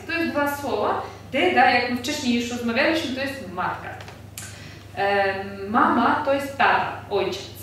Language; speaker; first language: Polish; non-native, fluent; Georgian